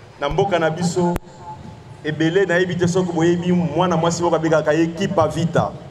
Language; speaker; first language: Lingala; native; Lingala